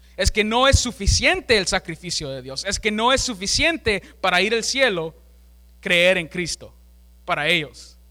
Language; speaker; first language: Spanish; early bilingual, heritage; Spanish